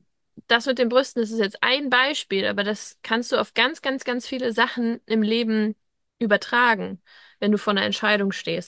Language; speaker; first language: German; native; German